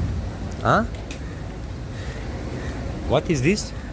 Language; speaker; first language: English; non-native, learner; Slovenian